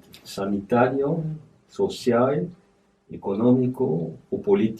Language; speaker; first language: Portuguese; non-native, fluent; French